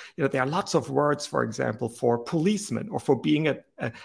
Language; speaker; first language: English; non-native, fluent; German